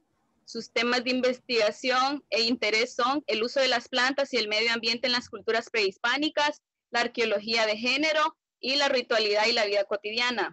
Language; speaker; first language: Spanish; native; Spanish